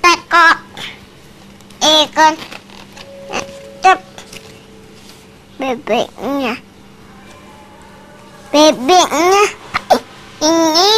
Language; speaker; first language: Indonesian; native; Indonesian